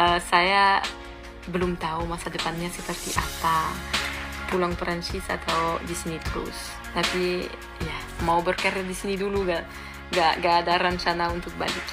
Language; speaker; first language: Indonesian; non-native, fluent; French